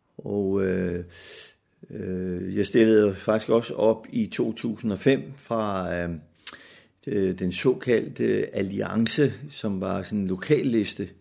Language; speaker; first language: Danish; native; Danish